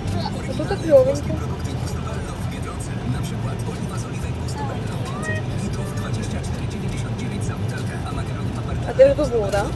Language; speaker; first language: Polish; non-native, learner; Ukrainian